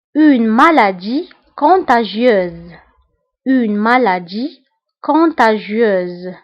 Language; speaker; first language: French; non-native, local second language; Arabic